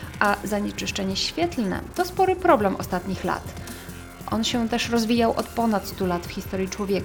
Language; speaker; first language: Polish; native; Polish